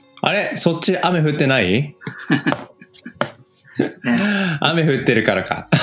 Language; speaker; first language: Japanese; native; Japanese